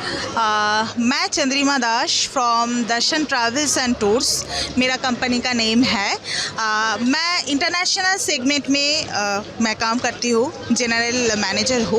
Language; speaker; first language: Hindi; non-native, local second language; Bangla